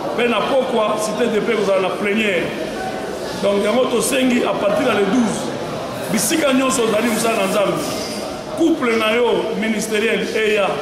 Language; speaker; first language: Lingala; native; Lingala